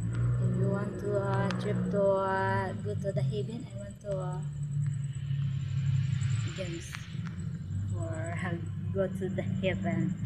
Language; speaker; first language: English; non-native, local second language; Filipino